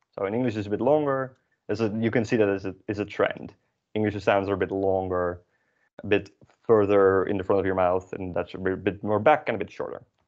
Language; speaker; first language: English; non-native, fluent; Dutch